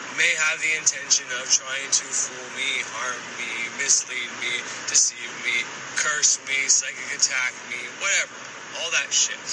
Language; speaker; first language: English; native; English